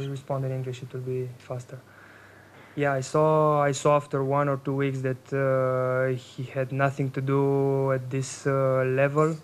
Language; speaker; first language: English; non-native, fluent; French